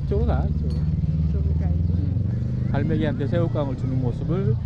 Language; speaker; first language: Korean; native; Korean